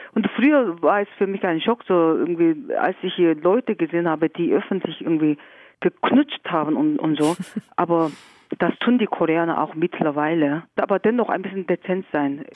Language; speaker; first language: German; non-native, fluent; Korean